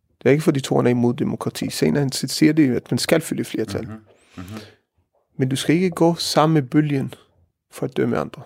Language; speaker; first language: Danish; early bilingual, heritage; Danish